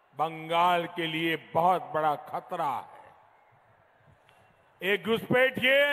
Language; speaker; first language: Hindi; non-native, local second language; Gujarati